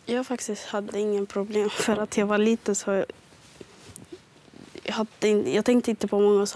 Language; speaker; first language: Swedish; early bilingual, other home language; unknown